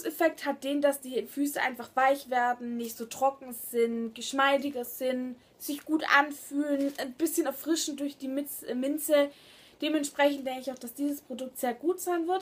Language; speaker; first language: German; native; German